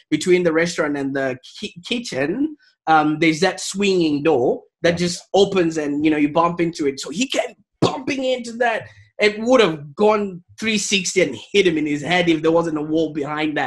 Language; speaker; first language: English; non-native, local second language; Shona